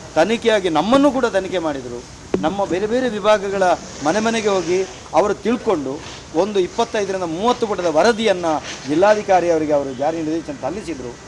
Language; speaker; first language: Kannada; non-native, local second language; Tulu